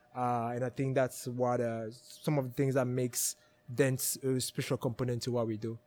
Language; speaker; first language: English; non-native, local second language; French